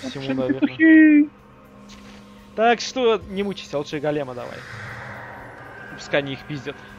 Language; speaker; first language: Russian; native; Russian